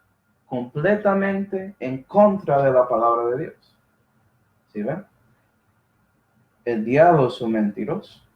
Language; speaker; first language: Spanish; non-native, fluent; English